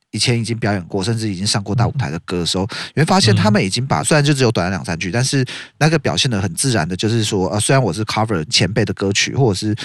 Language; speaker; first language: Chinese; native; Chinese